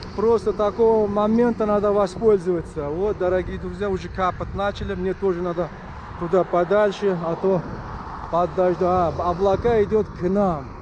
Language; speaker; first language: Russian; non-native, local second language; Uzbek